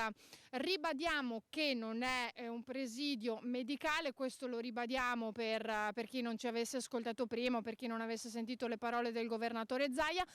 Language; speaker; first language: Italian; native; Italian